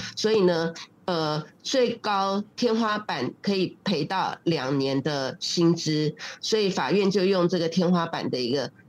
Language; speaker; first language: Chinese; native; Chinese